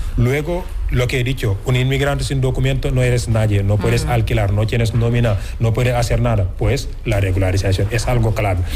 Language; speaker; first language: Spanish; non-native, fluent; Wolof